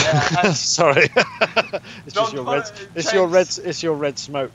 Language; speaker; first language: English; native; English